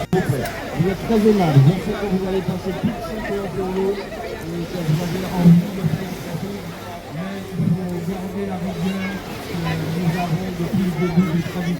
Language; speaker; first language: French; native; French